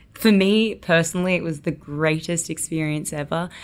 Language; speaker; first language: English; native; English